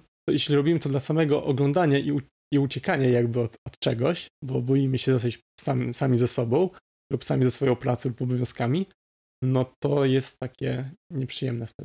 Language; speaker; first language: Polish; native; Polish